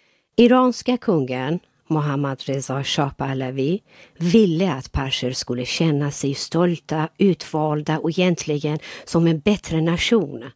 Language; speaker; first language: Swedish; non-native, fluent; Persian